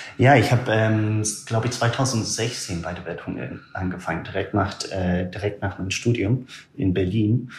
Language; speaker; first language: German; non-native, fluent; English